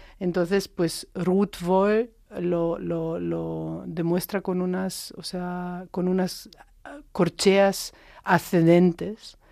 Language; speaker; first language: Spanish; non-native, fluent; Macedonian